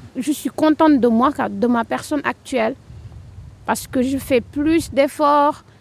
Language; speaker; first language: French; non-native, local second language; Wolof